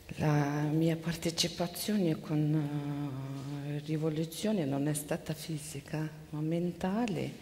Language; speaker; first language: Italian; non-native, learner; Mongolian